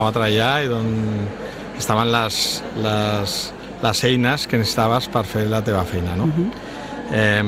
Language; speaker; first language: Catalan; non-native, local second language; Spanish